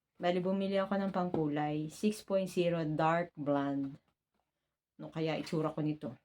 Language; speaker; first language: Filipino; native; Filipino